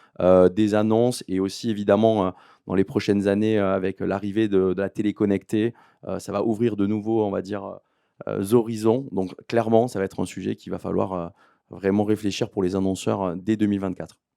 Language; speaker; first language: French; native; French